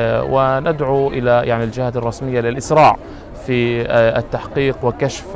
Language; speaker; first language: Arabic; native; Arabic